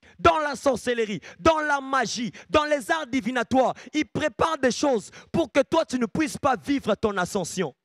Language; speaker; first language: French; non-native, local second language; Lingala